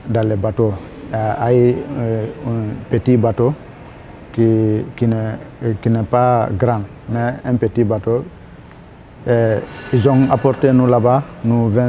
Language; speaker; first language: Spanish; non-native, learner; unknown